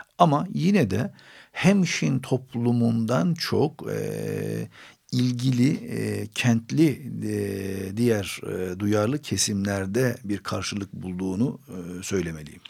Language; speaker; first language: Turkish; non-native, local second language; Armenian